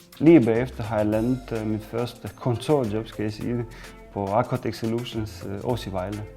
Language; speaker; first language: Danish; non-native, fluent; Romanian